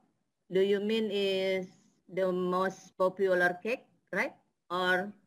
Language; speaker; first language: English; non-native, learner; Indonesian